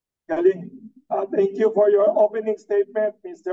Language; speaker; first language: English; non-native, local second language; Filipino